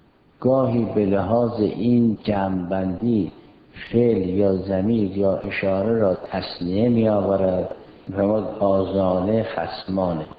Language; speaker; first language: Persian; native; Persian